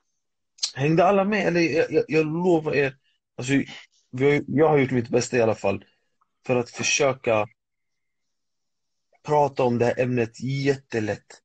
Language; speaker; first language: Swedish; early bilingual, other home language; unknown